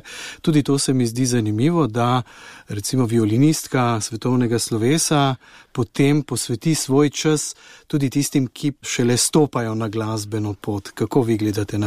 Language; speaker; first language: Slovenian; native; Slovenian